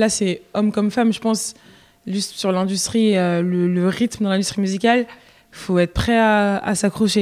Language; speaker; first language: French; native; French